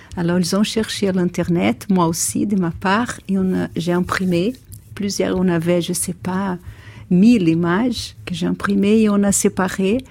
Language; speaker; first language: French; non-native, fluent; Portuguese